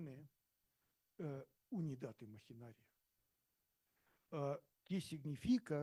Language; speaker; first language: Spanish; non-native, learner; Russian